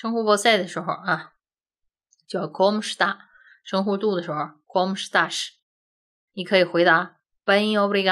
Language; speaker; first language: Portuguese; non-native, fluent; Chinese